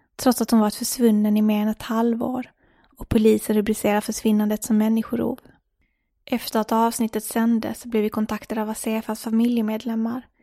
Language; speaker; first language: Swedish; native; Swedish